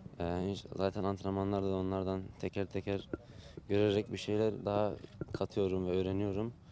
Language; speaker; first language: Turkish; early bilingual, heritage; Turkish